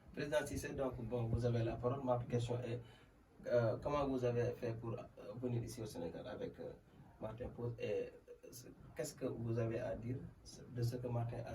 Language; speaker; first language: French; native; French